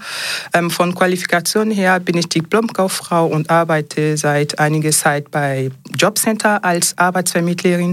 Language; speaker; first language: German; non-native, fluent; French